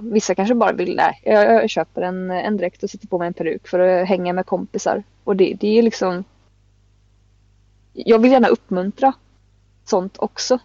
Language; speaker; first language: Swedish; native; Swedish